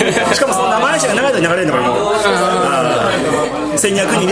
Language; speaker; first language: Japanese; native; Japanese